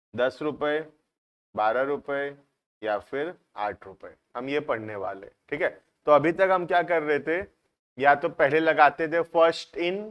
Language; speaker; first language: Hindi; native; Hindi